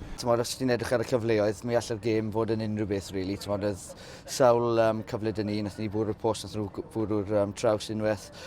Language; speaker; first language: Welsh; native; Welsh